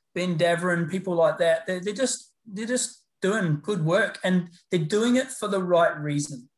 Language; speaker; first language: English; native; English